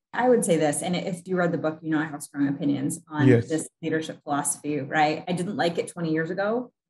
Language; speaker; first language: English; native; English